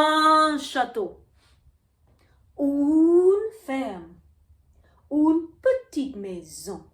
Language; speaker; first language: French; non-native, fluent; English